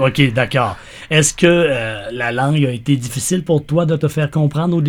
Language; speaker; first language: French; native; French